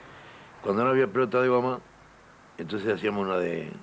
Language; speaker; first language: Spanish; native; Spanish